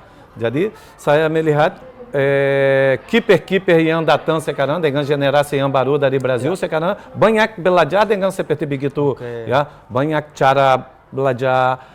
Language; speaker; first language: Indonesian; non-native, fluent; Portuguese